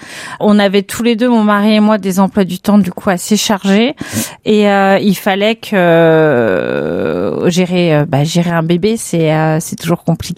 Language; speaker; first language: French; native; French